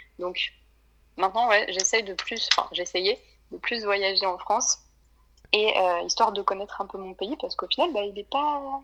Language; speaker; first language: French; native; French